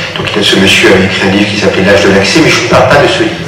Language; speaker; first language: French; native; French